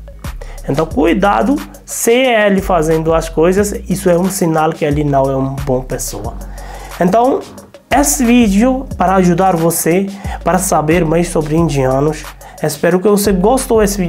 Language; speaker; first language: Portuguese; non-native, learner; Hindi